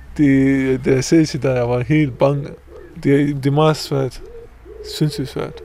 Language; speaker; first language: Danish; non-native, fluent; Pashto